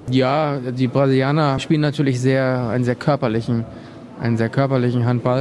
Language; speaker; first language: German; native; German